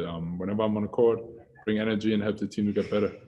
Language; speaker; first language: English; non-native, fluent; German